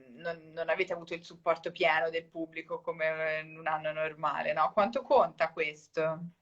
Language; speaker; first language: Italian; native; Italian